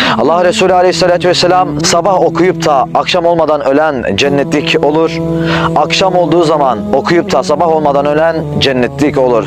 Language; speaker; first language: Turkish; native; Turkish